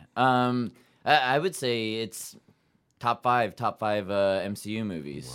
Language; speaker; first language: English; early bilingual, other home language; Japanese